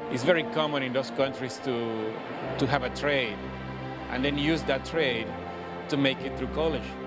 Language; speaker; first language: English; non-native, fluent; Spanish